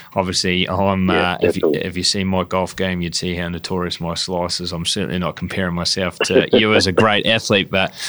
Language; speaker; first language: English; native; English